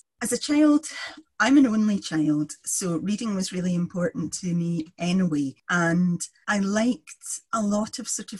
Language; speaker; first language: English; native; English